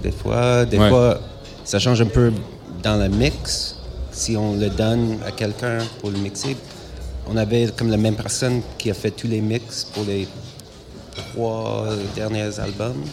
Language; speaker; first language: French; non-native, local second language; English